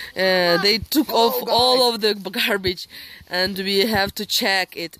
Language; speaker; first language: English; non-native, fluent; Ukrainian